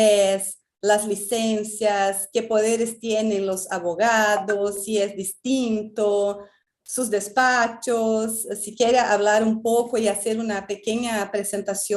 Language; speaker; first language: Spanish; non-native, fluent; Portuguese